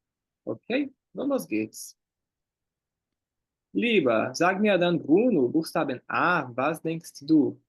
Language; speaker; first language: German; non-native, fluent; Portuguese